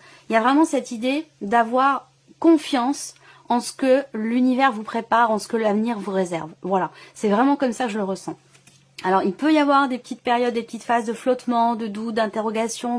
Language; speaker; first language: French; native; French